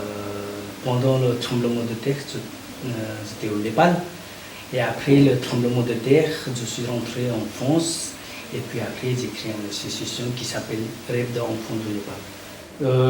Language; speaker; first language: French; non-native, learner; Nepali